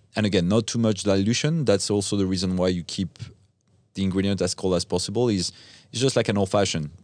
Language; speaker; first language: English; non-native, fluent; French